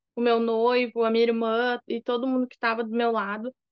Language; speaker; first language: Portuguese; native; Portuguese